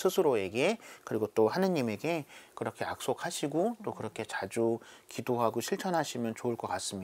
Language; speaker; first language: Korean; native; Korean